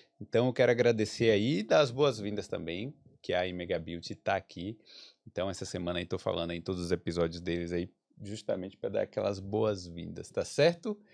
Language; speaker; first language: Portuguese; native; Portuguese